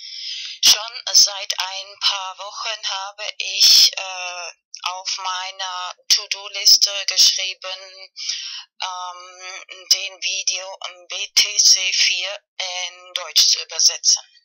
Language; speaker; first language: German; non-native, fluent; Spanish